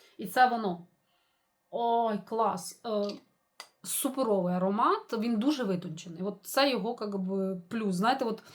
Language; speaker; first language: Ukrainian; non-native, local second language; Russian